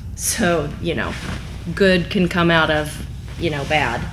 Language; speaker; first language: English; native; English